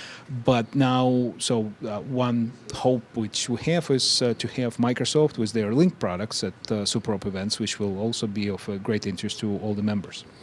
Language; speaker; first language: English; non-native, fluent; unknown